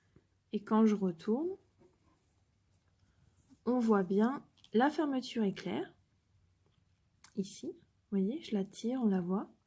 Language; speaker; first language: French; native; French